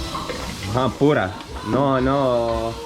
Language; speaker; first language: Spanish; non-native, learner; Croatian